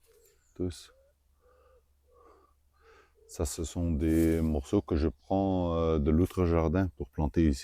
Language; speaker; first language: French; non-native, local second language; Dutch